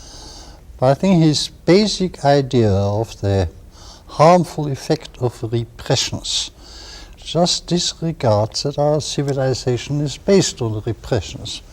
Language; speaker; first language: English; non-native, fluent; German